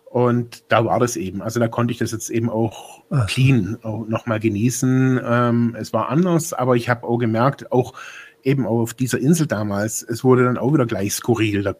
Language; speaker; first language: German; native; German